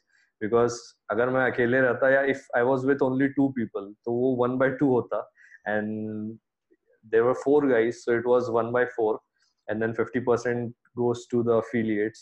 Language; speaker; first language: English; non-native, local second language; Hindi